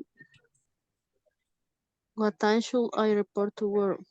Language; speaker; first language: English; non-native, learner; Spanish